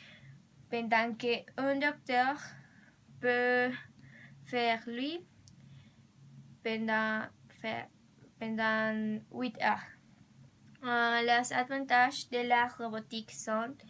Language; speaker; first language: French; non-native, learner; Spanish